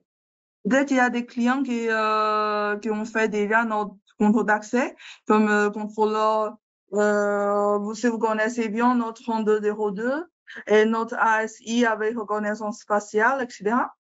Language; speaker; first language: French; non-native, learner; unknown